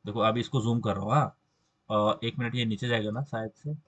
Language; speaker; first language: Hindi; non-native, local second language; Marathi